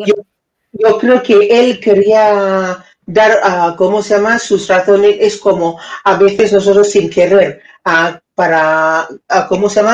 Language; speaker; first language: Spanish; non-native, fluent; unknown